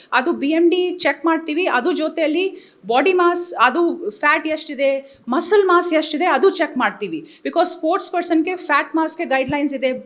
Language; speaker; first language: Kannada; non-native, learner; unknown